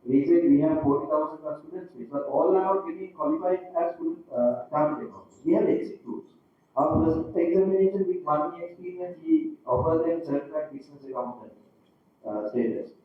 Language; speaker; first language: English; non-native, local second language; Sinhala